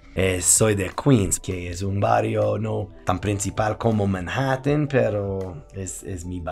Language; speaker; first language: Spanish; non-native, fluent; English